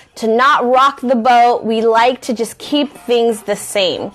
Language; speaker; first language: English; native; English